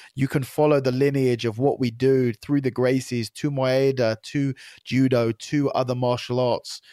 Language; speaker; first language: English; native; English